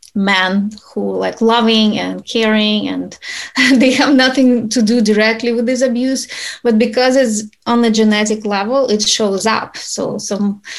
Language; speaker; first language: English; non-native, fluent; Ukrainian